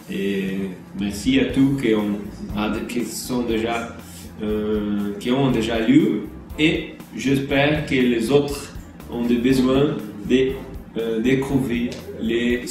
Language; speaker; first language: French; non-native, learner; Portuguese